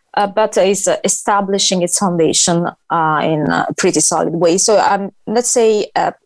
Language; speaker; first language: English; non-native, fluent; Italian